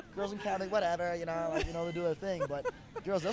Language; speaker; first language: English; native; English